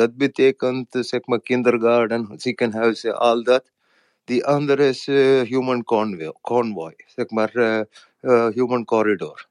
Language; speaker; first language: Dutch; non-native, fluent; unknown